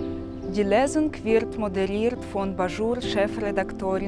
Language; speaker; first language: German; non-native, fluent; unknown